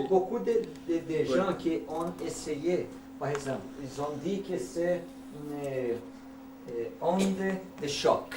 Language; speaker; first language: French; non-native, learner; Portuguese